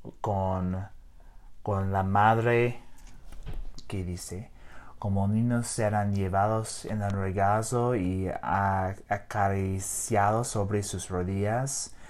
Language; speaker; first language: Spanish; non-native, learner; English